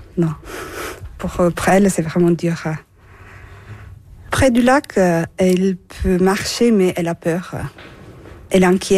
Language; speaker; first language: French; non-native, fluent; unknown